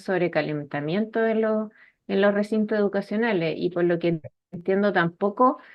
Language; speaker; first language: Spanish; native; Spanish